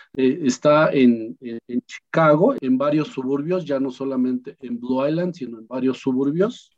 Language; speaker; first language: Spanish; non-native, local second language; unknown